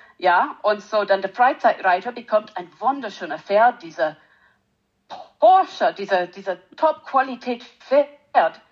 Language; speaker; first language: German; non-native, learner; English